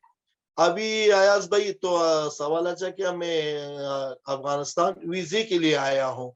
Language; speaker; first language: Hindi; non-native, fluent; Pashto